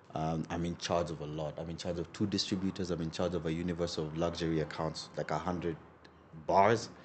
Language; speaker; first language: English; non-native, local second language; Luo (Kenya and Tanzania)